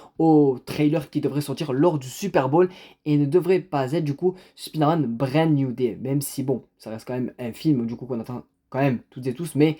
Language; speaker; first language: French; native; French